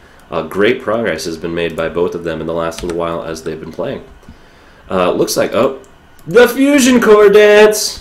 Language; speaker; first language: English; native; English